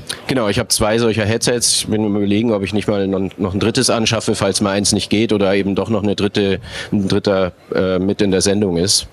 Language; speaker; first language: German; native; German